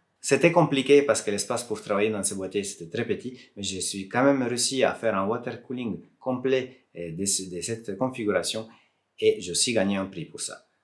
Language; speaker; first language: French; non-native, fluent; Italian